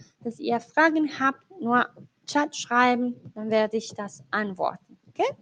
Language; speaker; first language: German; non-native, fluent; Spanish